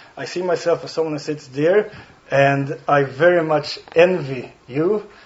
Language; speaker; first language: English; non-native, fluent; Swedish